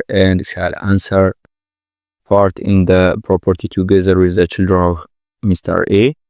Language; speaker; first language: English; non-native, local second language; Amharic